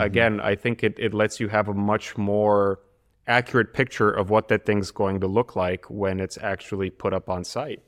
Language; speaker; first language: English; non-native, fluent; Bulgarian